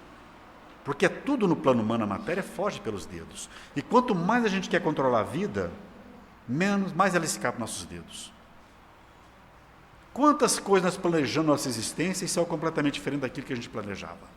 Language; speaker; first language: Portuguese; native; Portuguese